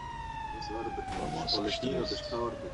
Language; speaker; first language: German; non-native, learner; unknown